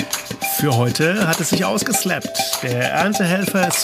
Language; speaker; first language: German; native; German